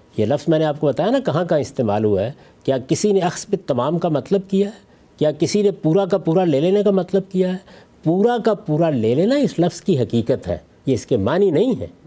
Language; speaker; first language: Urdu; non-native, local second language; Punjabi